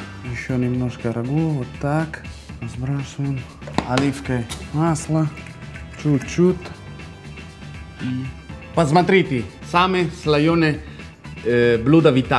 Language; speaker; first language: Russian; non-native, fluent; Italian